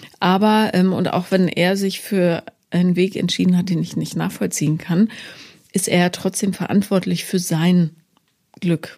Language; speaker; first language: German; native; German